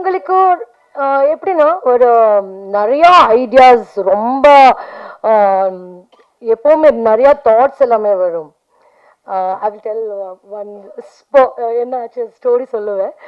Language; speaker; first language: Tamil; non-native, fluent; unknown